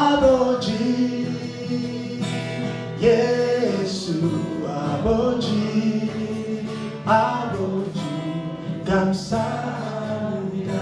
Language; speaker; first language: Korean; non-native, learner; English